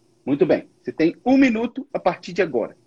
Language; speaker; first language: Portuguese; native; Portuguese